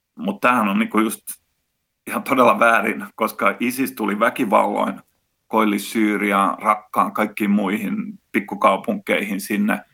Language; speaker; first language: Finnish; native; Finnish